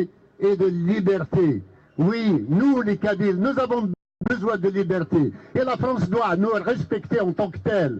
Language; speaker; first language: French; non-native, local second language; Kabyle